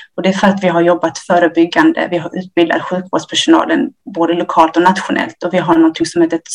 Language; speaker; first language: Swedish; early bilingual, other home language; Amharic